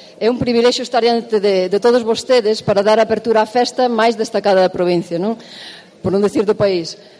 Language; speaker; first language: Galician; native; Galician